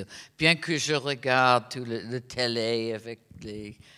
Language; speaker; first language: French; non-native, fluent; English